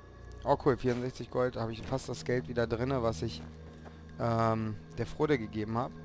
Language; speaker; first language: German; native; German